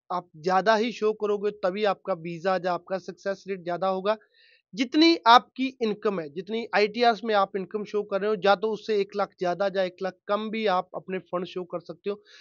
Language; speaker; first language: Hindi; non-native, local second language; Punjabi